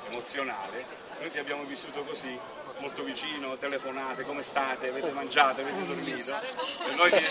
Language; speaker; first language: Italian; native; Italian